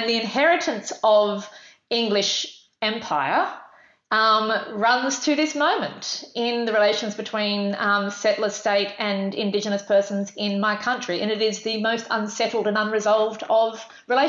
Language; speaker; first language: English; native; English